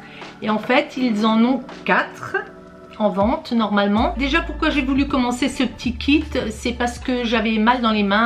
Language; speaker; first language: French; native; French